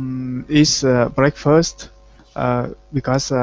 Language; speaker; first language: English; non-native, learner; Vietnamese